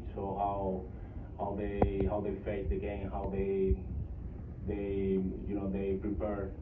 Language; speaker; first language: English; non-native, fluent; Spanish